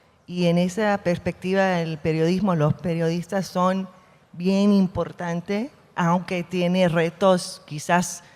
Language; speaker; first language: Spanish; non-native, fluent; English